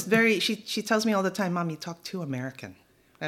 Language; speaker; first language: English; native; English